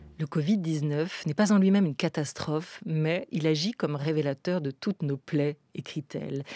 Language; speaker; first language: French; native; French